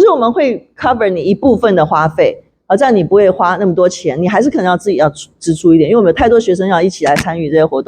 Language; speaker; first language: Chinese; native; Chinese